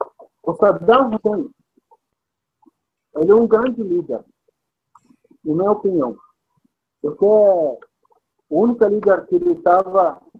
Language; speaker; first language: Portuguese; non-native, fluent; Arabic